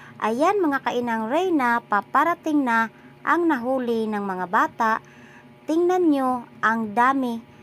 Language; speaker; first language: Filipino; non-native, local second language; Cebuano